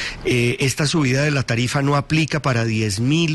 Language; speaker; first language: Spanish; native; Spanish